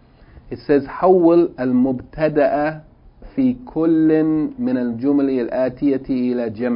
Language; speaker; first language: Arabic; non-native, fluent; English